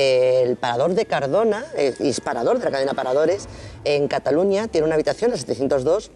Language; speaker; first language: Spanish; native; Spanish